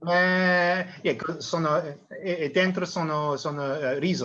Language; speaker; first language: Italian; non-native, learner; English